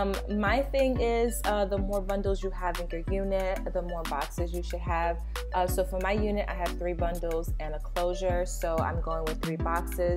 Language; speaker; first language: English; native; English